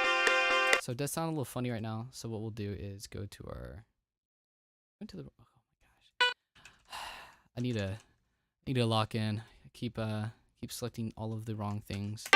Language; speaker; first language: English; native; English